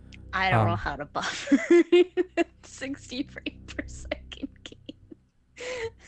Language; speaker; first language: English; native; English